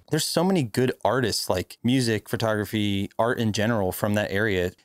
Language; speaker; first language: English; native; English